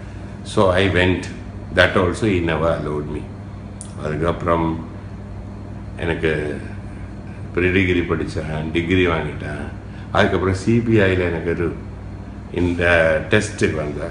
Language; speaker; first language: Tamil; non-native, local second language; Malayalam